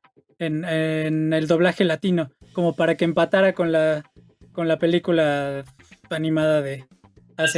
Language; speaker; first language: Spanish; native; Spanish